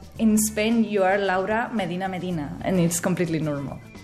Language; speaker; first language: English; non-native, fluent; Spanish